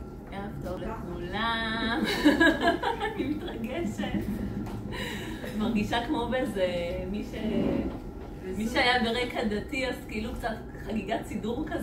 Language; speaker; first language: Hebrew; native; Hebrew